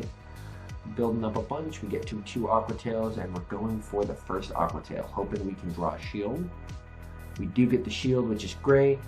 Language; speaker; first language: English; native; English